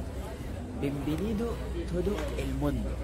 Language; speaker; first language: Spanish; non-native, learner; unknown